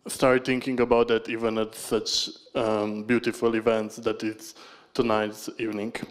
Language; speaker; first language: English; non-native, fluent; Slovenian